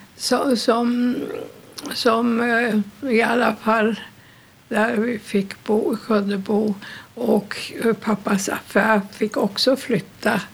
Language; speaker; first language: Swedish; non-native, fluent; German